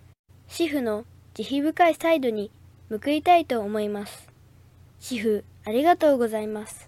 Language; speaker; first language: Japanese; native; Japanese